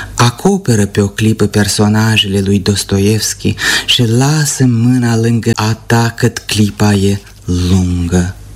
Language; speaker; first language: Romanian; native; Romanian